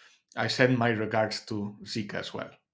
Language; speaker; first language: English; non-native, fluent; Spanish